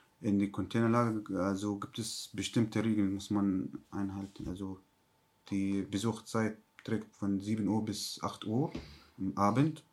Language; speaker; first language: German; non-native, learner; Arabic